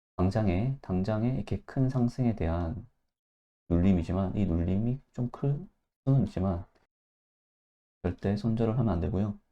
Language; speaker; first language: Korean; native; Korean